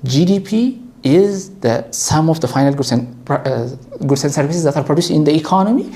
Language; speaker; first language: English; non-native, local second language; Amharic